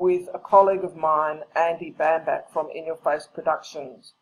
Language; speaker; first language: English; native; English